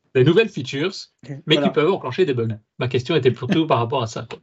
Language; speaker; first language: French; native; French